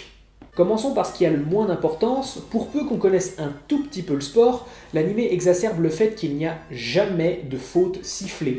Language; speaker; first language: French; native; French